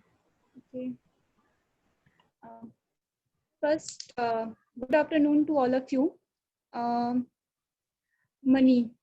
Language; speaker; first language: English; non-native, learner; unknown